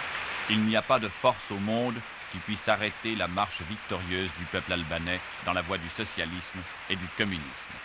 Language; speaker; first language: French; native; French